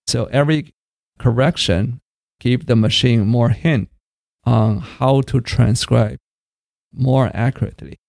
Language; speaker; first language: English; non-native, fluent; Chinese